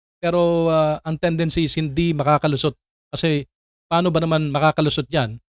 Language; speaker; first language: Filipino; non-native, local second language; Cebuano